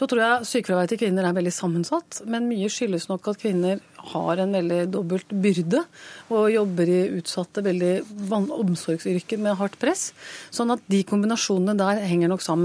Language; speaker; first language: Norwegian; native; Norwegian